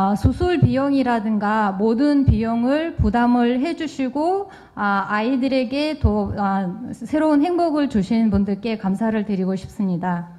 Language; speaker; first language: Korean; non-native, fluent; Kyrgyz